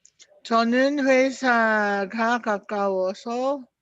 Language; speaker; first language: Korean; non-native, fluent; Filipino